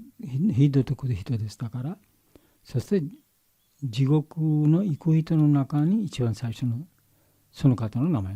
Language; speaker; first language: Japanese; non-native, learner; Bangla